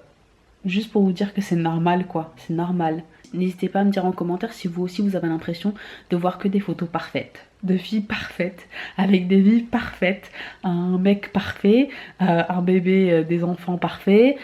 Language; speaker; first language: French; native; French